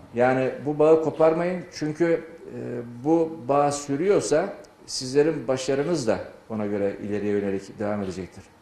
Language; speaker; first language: Turkish; non-native, fluent; Amharic